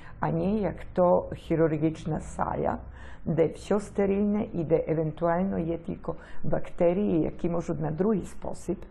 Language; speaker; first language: Ukrainian; early bilingual, heritage; Ukrainian